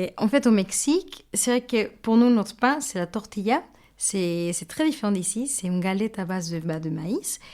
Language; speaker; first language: French; non-native, fluent; Spanish